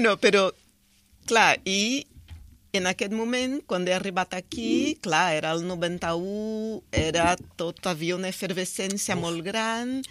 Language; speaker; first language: Catalan; non-native, fluent; Portuguese